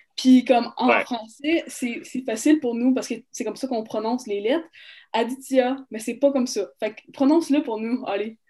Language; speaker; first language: French; native; French